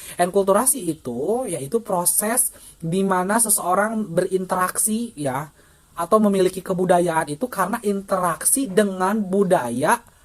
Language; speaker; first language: Indonesian; non-native, local second language; Sundanese